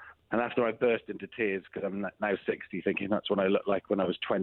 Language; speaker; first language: English; native; English